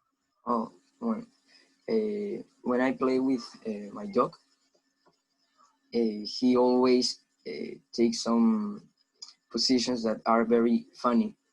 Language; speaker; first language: English; non-native, fluent; Spanish